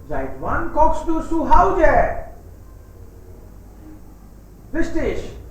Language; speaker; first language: German; non-native, fluent; Hindi